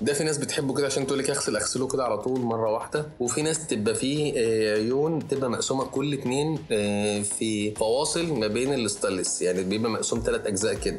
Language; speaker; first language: Arabic; native; Arabic